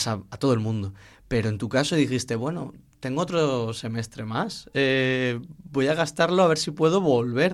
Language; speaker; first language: Spanish; native; Spanish